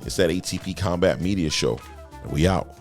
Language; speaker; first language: English; native; English